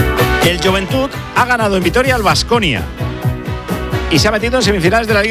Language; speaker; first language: Spanish; native; Spanish